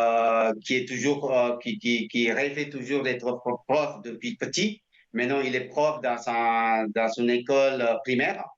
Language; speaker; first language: French; non-native, fluent; Indonesian